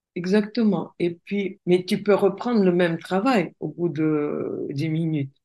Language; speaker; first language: French; non-native, fluent; Russian